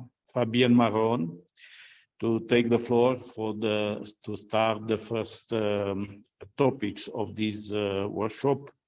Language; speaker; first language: English; non-native, fluent; Romanian